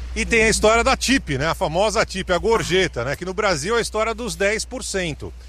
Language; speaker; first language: Portuguese; native; Portuguese